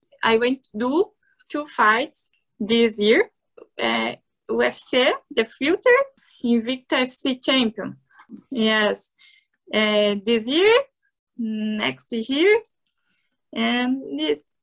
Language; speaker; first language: English; non-native, learner; Portuguese